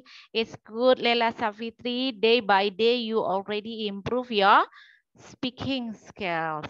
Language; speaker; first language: English; non-native, learner; Indonesian